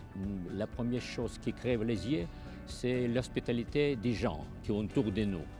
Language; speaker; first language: French; non-native, fluent; Ukrainian